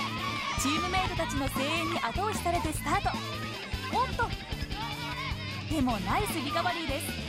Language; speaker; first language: Japanese; native; Japanese